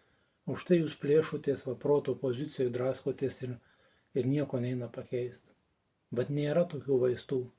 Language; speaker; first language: Lithuanian; native; Lithuanian